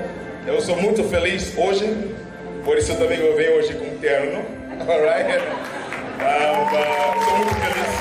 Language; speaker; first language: Portuguese; non-native, learner; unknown